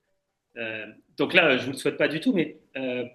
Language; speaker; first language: French; native; French